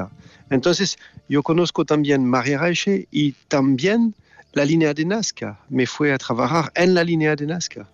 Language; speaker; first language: Spanish; non-native, learner; French